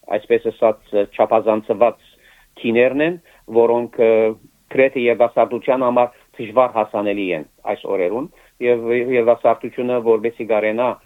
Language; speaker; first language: Armenian; early bilingual, heritage; Armenian